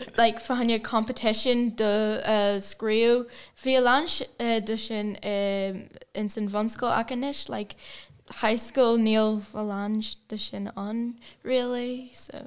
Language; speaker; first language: Irish; non-native, local second language; Portuguese